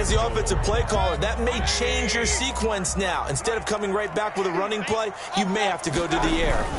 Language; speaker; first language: English; native; English